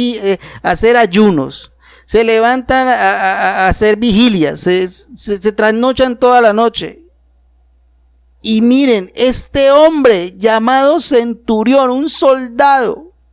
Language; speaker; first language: Spanish; native; Spanish